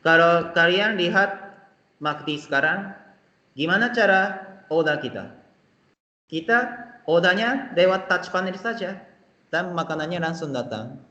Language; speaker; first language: Indonesian; non-native, fluent; Japanese